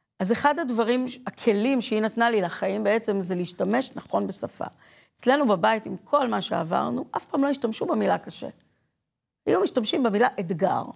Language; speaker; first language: Hebrew; native; Hebrew